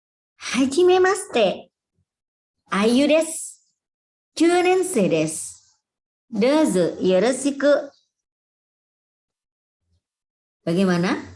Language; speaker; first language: Japanese; non-native, fluent; Indonesian